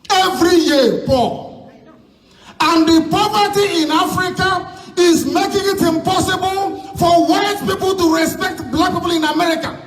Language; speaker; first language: English; non-native, local second language; Igbo